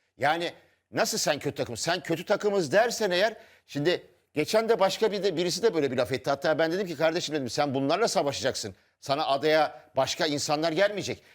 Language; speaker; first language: Turkish; native; Turkish